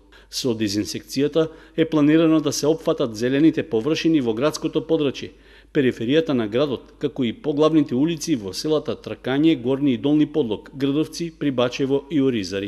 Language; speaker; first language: Macedonian; native; Macedonian